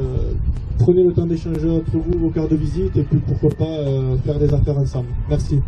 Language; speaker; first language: French; native; French